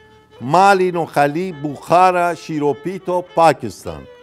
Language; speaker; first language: Greek; non-native, fluent; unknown